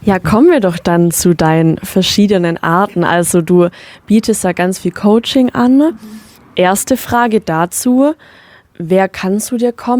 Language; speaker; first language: German; native; German